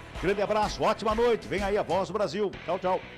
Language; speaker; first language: Portuguese; native; Portuguese